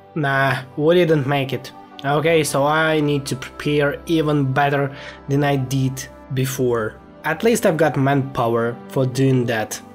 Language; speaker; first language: English; non-native, fluent; Ukrainian